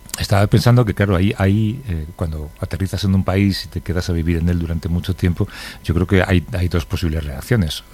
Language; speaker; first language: Spanish; native; Spanish